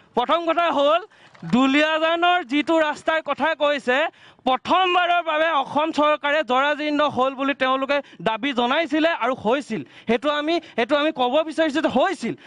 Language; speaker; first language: Assamese; native; Assamese